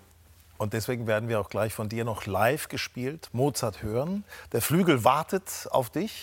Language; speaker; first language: German; native; German